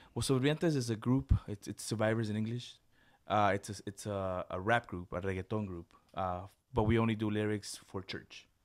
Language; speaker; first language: English; early bilingual, other home language; Spanish